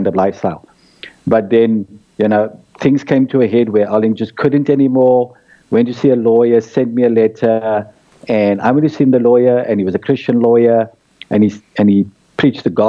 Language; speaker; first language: English; native; English